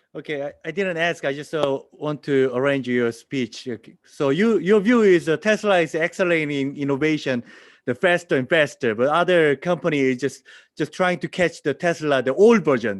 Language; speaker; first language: English; non-native, learner; Korean